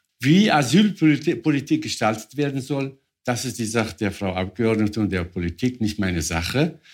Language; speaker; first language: German; non-native, fluent; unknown